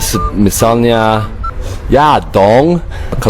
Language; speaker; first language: Indonesian; non-native, learner; English